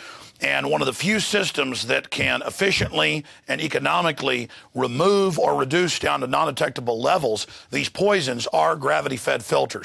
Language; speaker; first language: English; native; English